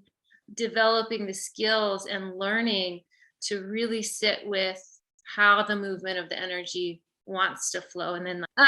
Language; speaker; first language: English; native; English